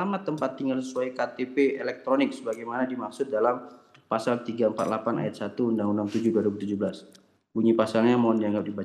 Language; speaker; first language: Indonesian; native; Indonesian